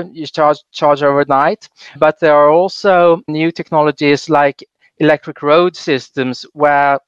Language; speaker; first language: English; non-native, fluent; Swedish